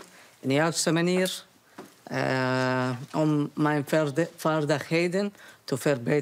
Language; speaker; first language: Dutch; non-native, learner; Arabic